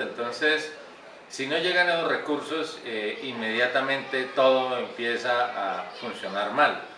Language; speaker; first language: Spanish; native; Spanish